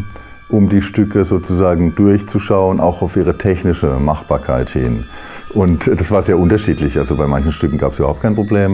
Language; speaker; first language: German; native; German